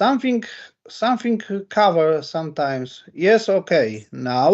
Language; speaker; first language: English; non-native, learner; Polish